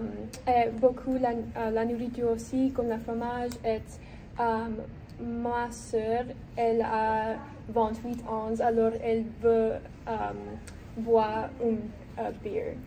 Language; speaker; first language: French; non-native, learner; English